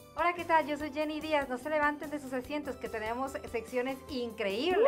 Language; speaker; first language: Spanish; native; Spanish